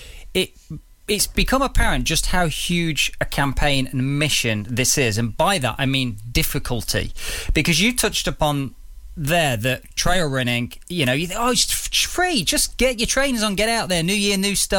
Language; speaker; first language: English; native; English